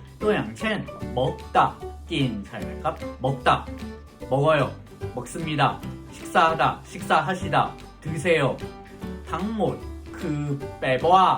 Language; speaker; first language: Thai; non-native, fluent; Korean